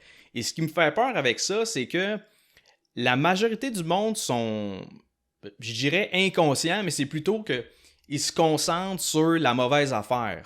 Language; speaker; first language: French; native; French